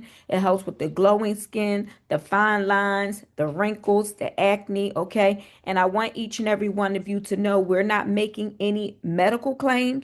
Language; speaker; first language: English; native; English